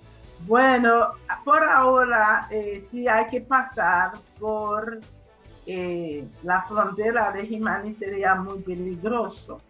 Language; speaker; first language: Spanish; non-native, fluent; Haitian Creole